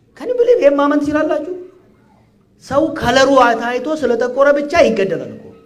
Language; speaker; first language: English; non-native, local second language; Amharic